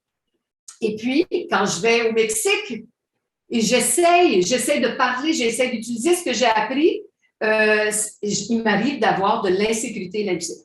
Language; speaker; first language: French; native; French